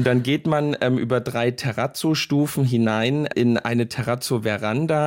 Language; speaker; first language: German; native; German